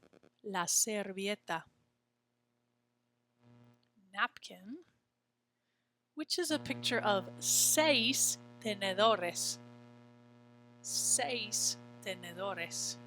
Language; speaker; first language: Spanish; non-native, fluent; English